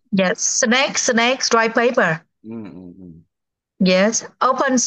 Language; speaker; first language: English; non-native, learner; Vietnamese